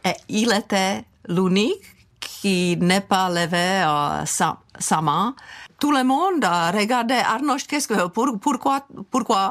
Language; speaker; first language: French; non-native, fluent; Czech